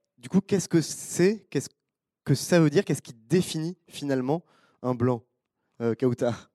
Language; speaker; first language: French; native; French